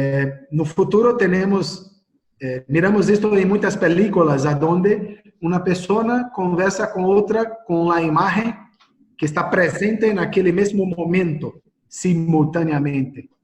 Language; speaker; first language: Spanish; non-native, learner; Portuguese